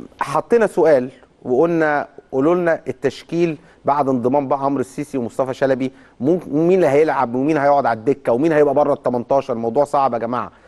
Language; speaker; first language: Arabic; native; Arabic